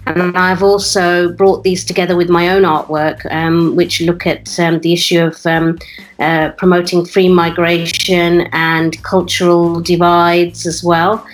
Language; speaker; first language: English; native; English